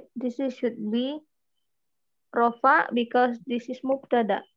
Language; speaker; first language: English; non-native, learner; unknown